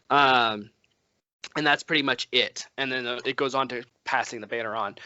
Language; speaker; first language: English; native; English